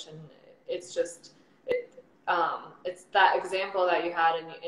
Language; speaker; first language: English; native; English